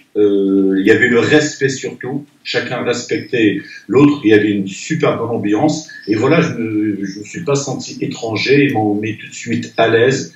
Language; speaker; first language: French; non-native, local second language; Arabic